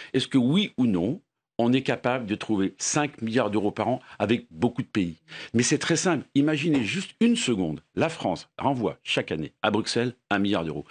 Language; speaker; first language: French; native; French